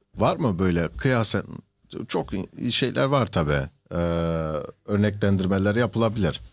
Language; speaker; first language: Turkish; early bilingual, heritage; Turkish